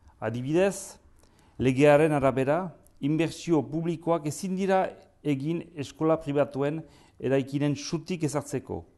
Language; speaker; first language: Basque; native; Basque